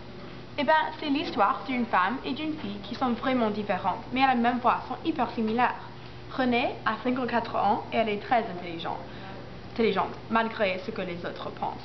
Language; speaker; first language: French; non-native, learner; English